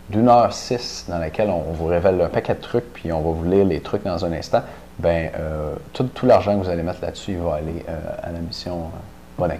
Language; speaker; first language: French; native; French